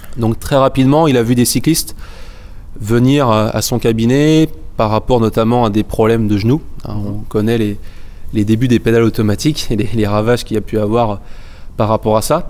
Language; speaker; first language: French; native; French